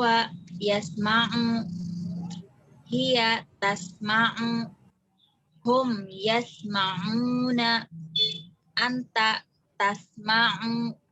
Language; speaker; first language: Arabic; non-native, learner; Indonesian